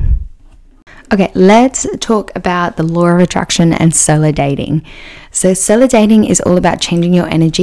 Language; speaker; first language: English; native; English